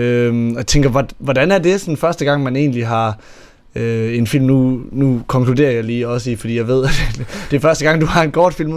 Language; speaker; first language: Danish; native; Danish